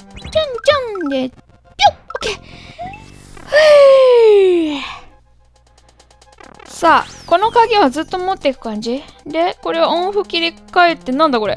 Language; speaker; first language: Japanese; native; Japanese